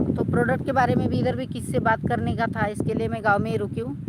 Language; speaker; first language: Hindi; non-native, local second language; Marathi